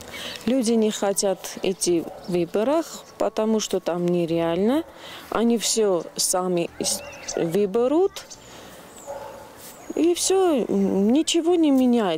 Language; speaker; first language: Russian; non-native, local second language; Armenian